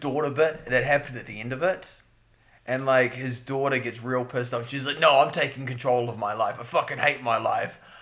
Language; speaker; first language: English; native; English